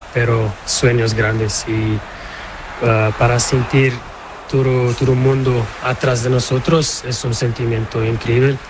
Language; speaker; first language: Spanish; non-native, learner; Portuguese